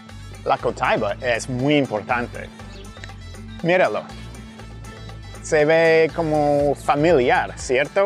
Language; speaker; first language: Spanish; non-native, fluent; English